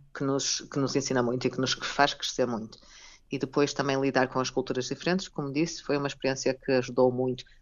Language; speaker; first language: Portuguese; native; Portuguese